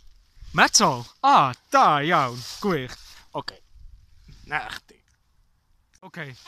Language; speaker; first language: Welsh; non-native, learner; English